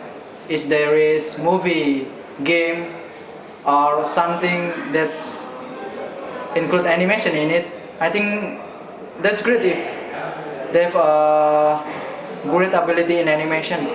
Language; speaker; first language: English; non-native, learner; Indonesian